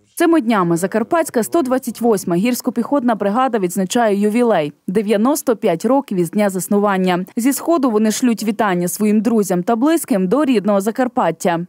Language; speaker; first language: Ukrainian; native; Ukrainian